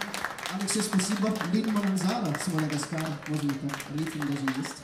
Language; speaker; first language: Russian; non-native, fluent; Malagasy